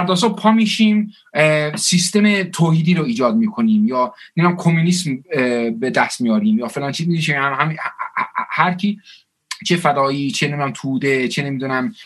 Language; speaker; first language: Persian; early bilingual, heritage; Persian